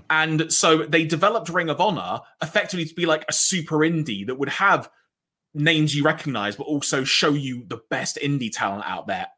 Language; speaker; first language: English; native; English